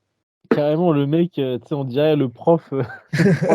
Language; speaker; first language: French; native; French